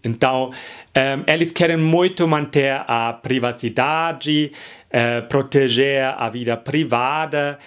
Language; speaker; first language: Portuguese; non-native, fluent; German